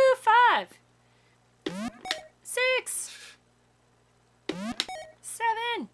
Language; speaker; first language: English; native; English